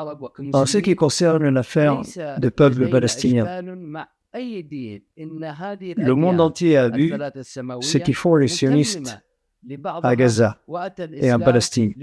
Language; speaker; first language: French; non-native, fluent; Arabic